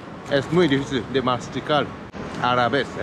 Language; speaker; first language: Spanish; non-native, fluent; Japanese